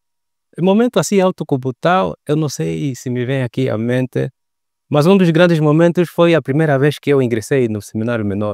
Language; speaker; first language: Portuguese; native; Portuguese